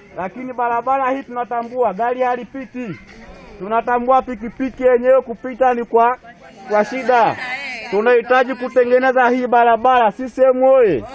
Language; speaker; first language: Swahili; native; Swahili